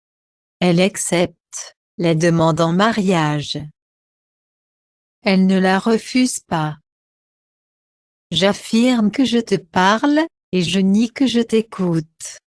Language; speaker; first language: French; non-native, fluent; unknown